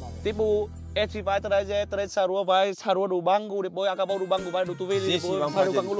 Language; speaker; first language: Portuguese; non-native, learner; Vietnamese